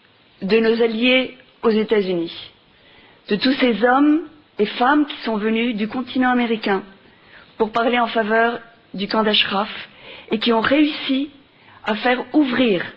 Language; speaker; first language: French; non-native, fluent; Spanish